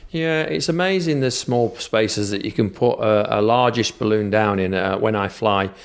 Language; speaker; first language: English; native; English